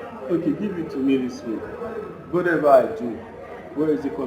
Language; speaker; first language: English; non-native, local second language; Yoruba